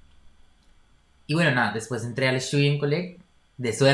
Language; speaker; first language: Spanish; native; Spanish